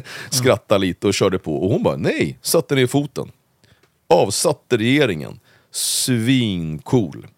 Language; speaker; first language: Swedish; native; Swedish